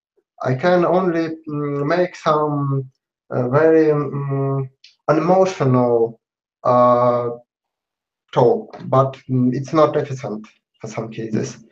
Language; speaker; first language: English; non-native, learner; Russian